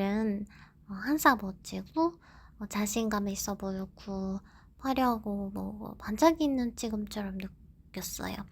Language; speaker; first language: Korean; non-native, fluent; Japanese